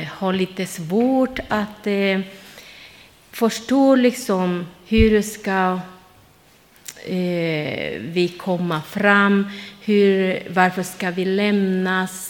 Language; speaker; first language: Swedish; non-native, learner; Spanish